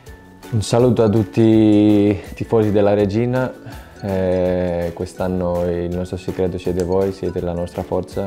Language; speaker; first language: Italian; non-native, fluent; Greek